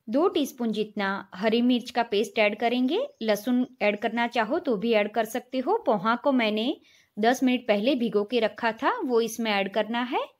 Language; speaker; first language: Hindi; non-native, local second language; Gujarati